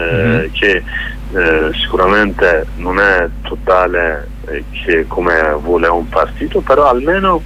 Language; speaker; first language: Italian; non-native, fluent; Kurdish